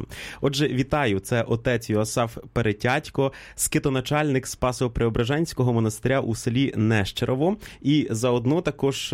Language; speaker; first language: Ukrainian; native; Ukrainian